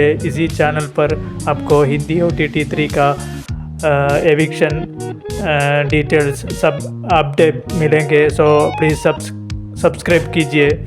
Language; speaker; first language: Hindi; non-native, local second language; Malayalam